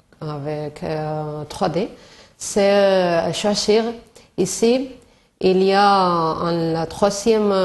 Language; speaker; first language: French; non-native, learner; Spanish